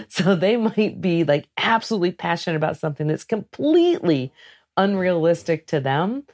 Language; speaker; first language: English; native; English